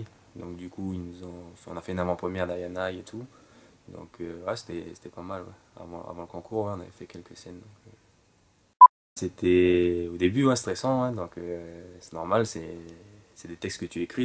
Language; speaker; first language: French; native; French